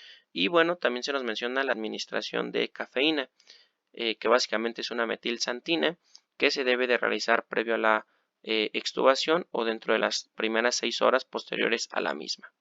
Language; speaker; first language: Spanish; native; Spanish